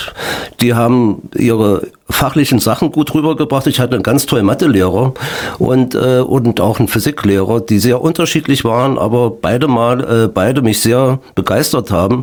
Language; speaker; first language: German; native; German